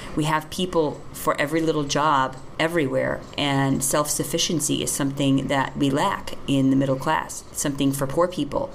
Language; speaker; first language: English; native; English